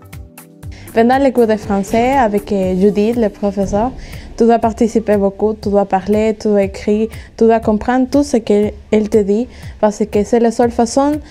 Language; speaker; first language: French; non-native, fluent; Spanish